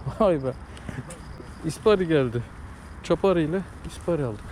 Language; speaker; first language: Turkish; native; Turkish